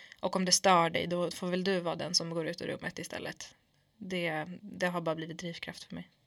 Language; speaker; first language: Swedish; early bilingual, other home language; Kurdish